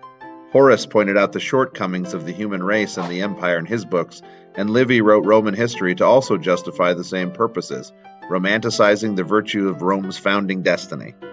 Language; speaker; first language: English; native; English